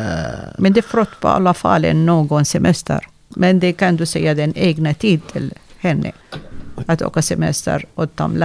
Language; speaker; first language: Swedish; non-native, learner; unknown